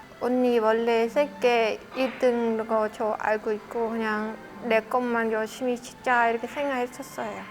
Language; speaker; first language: Korean; non-native, learner; Khmer